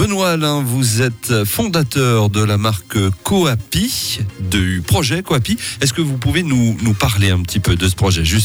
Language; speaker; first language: French; native; French